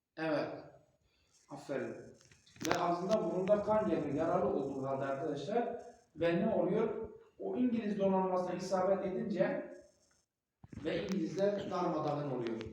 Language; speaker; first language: Turkish; non-native, local second language; Kurdish